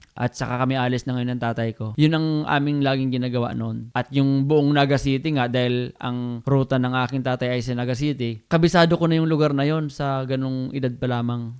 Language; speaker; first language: Filipino; non-native, local second language; Bikol